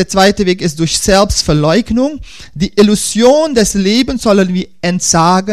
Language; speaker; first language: German; non-native, fluent; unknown